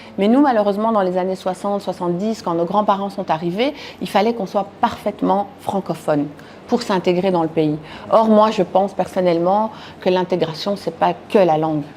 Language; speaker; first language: French; native; French